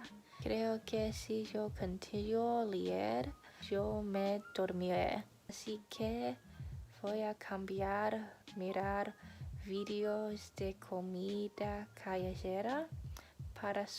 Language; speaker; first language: Spanish; non-native, learner; English